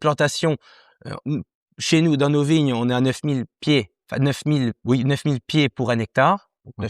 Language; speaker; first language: French; native; French